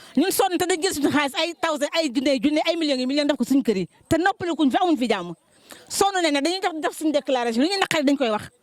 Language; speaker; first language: Wolof; native; Wolof